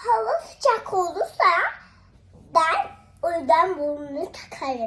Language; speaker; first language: Turkish; early bilingual, heritage; Turkish